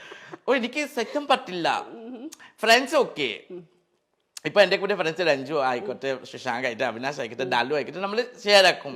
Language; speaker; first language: Malayalam; non-native, fluent; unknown